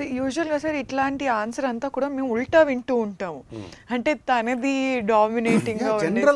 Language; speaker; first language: Telugu; native; Telugu